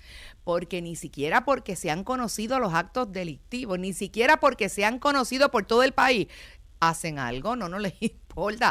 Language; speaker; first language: Spanish; native; Spanish